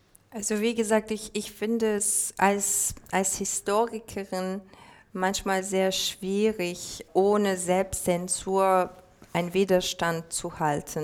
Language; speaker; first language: German; non-native, fluent; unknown